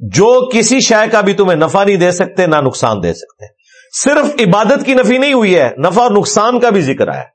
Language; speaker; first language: Urdu; non-native, local second language; Punjabi